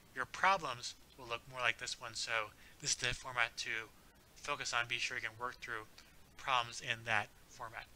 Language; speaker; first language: English; native; English